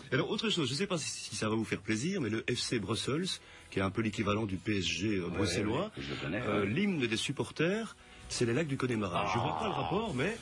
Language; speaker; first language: French; native; French